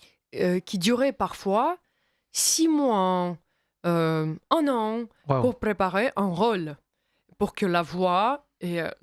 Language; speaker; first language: French; non-native, fluent; Russian